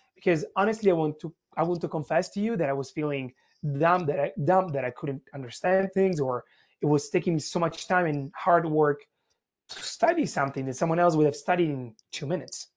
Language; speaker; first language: English; non-native, fluent; Italian